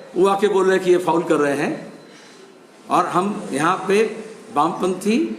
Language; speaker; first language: Hindi; non-native, local second language; Bangla